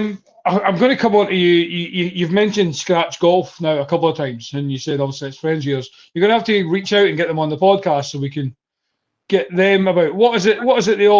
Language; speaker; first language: English; native; English